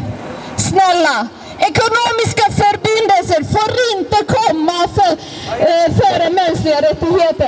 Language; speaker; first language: Swedish; non-native, fluent; Azerbaijani